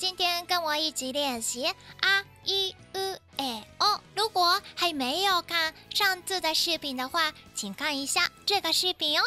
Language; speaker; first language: Chinese; non-native, fluent; Japanese